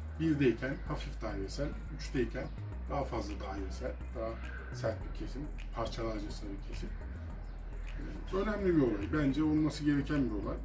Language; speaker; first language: Turkish; native; Turkish